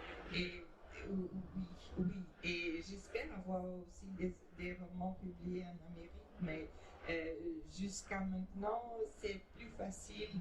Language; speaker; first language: French; non-native, fluent; Portuguese